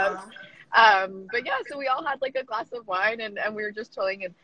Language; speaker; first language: English; native; English